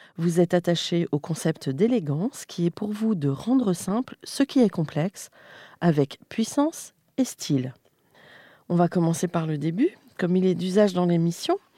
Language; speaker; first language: French; native; French